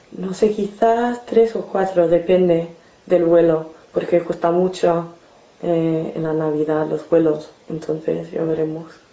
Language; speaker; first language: Spanish; non-native, fluent; English